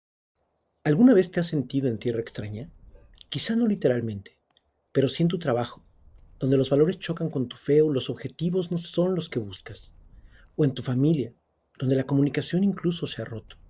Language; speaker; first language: Spanish; native; Spanish